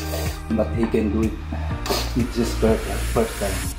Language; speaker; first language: English; non-native, local second language; Filipino